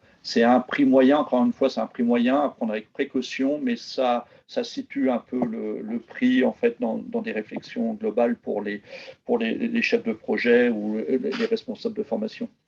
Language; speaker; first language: French; native; French